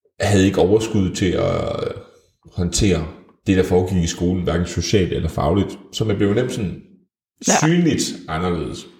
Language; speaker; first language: Danish; native; Danish